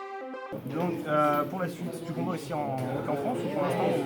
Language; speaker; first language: French; native; French